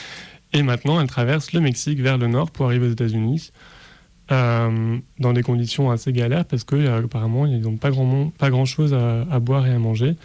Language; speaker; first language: French; native; French